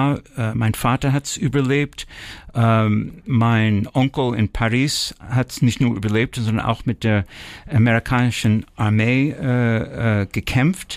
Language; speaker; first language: German; early bilingual, heritage; German